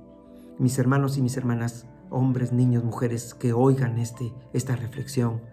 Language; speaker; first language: Spanish; native; Spanish